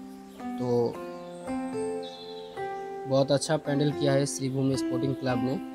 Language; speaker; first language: Hindi; non-native, local second language; Bangla